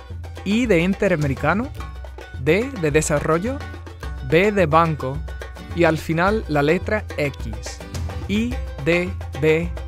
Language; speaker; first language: Spanish; non-native, fluent; English